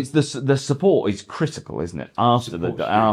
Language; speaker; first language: English; native; English